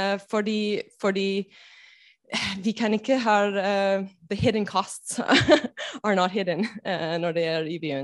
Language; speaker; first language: Norwegian; non-native, learner; English